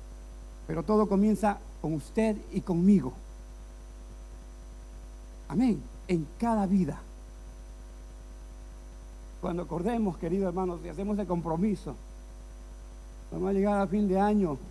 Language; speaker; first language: Spanish; native; Spanish